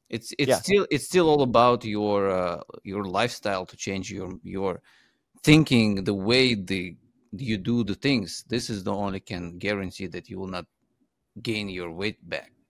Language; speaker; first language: English; non-native, fluent; Uzbek